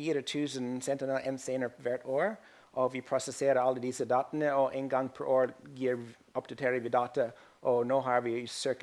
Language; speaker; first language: Norwegian; non-native, fluent; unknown